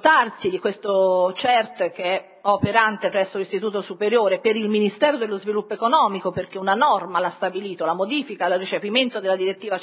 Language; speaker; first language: Italian; native; Italian